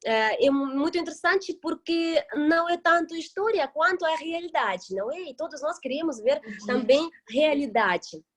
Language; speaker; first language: Portuguese; non-native, fluent; Russian